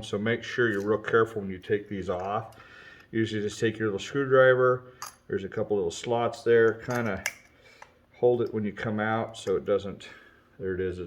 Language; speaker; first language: English; native; English